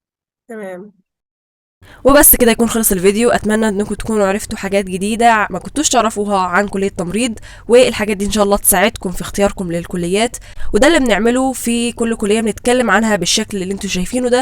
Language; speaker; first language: Arabic; native; Arabic